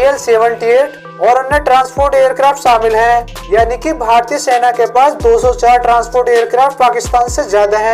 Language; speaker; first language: Hindi; native; Hindi